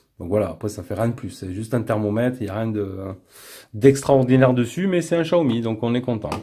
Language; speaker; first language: French; native; French